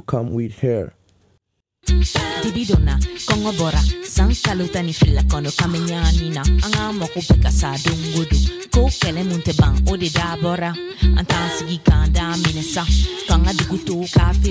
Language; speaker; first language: English; non-native, learner; Wolof